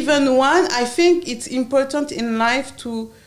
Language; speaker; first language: English; non-native, learner; French